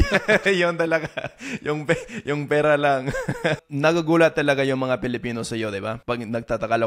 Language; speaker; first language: Filipino; non-native, fluent; English